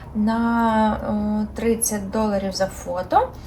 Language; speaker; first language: Ukrainian; non-native, local second language; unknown